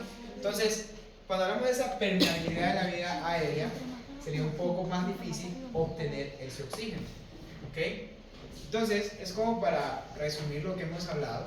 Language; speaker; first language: Spanish; native; Spanish